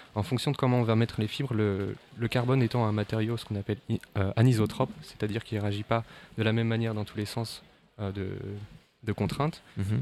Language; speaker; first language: French; native; French